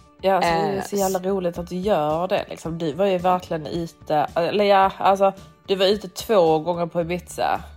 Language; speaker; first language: Swedish; native; Swedish